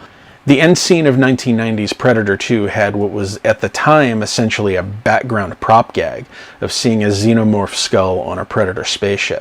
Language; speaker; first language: English; native; English